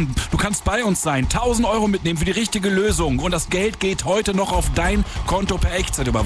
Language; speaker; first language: German; native; German